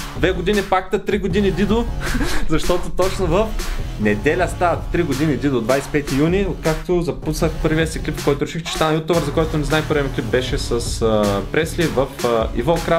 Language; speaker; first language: Bulgarian; native; Bulgarian